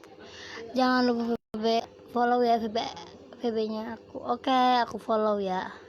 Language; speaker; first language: Indonesian; native; Indonesian